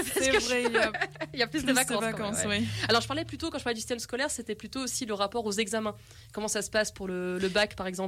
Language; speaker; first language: French; native; French